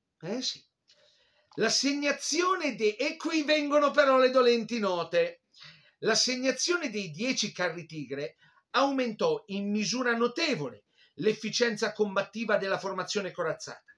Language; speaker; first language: Italian; native; Italian